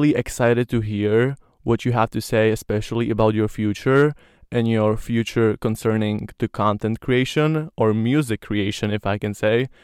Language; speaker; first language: English; non-native, fluent; Slovak